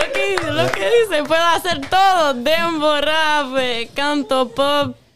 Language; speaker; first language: Spanish; non-native, local second language; French